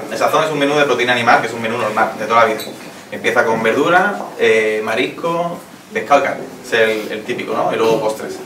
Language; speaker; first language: Spanish; native; Spanish